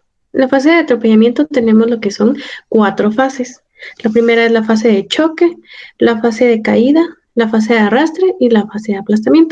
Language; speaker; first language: Spanish; native; Spanish